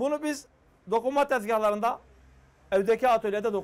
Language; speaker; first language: Turkish; native; Turkish